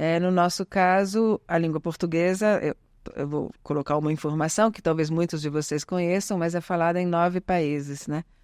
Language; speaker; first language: Portuguese; early bilingual, other home language; Italian